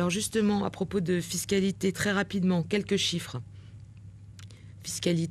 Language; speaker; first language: French; native; French